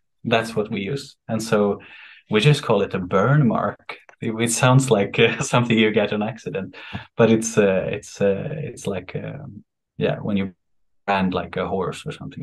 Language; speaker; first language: English; non-native, fluent; Swedish